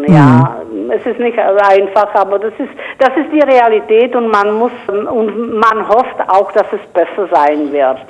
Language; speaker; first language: German; non-native, fluent; Czech